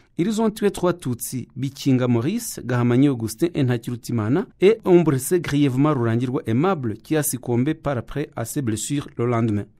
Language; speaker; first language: French; non-native, local second language; Kinyarwanda